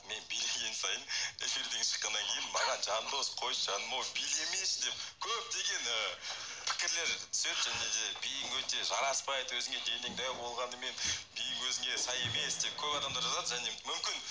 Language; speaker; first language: Kazakh; non-native, local second language; Russian